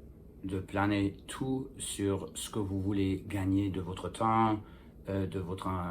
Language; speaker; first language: French; non-native, fluent; English